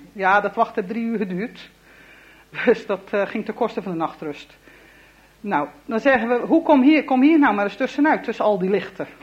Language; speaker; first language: Dutch; native; Dutch